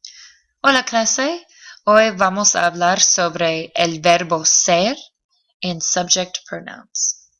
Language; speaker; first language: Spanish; non-native, fluent; English